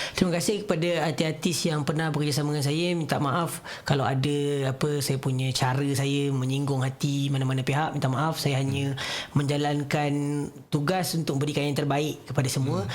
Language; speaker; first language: Malay; native; Malay